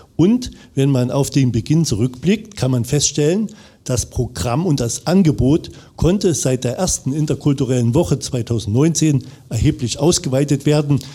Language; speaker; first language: German; native; German